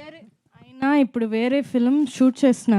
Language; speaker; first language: Telugu; non-native, fluent; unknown